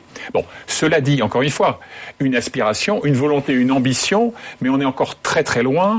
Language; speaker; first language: French; native; French